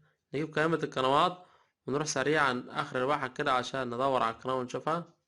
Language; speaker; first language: Arabic; native; Arabic